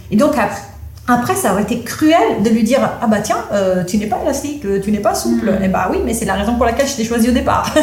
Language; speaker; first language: French; non-native, fluent; Italian